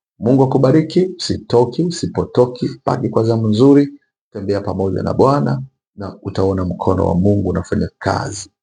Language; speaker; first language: Swahili; native; Swahili